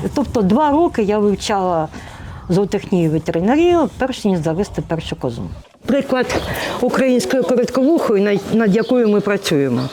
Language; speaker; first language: Ukrainian; non-native, local second language; Russian